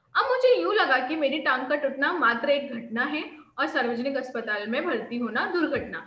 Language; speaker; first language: Hindi; non-native, local second language; Marathi